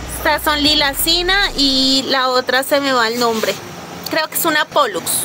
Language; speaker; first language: Spanish; native; Spanish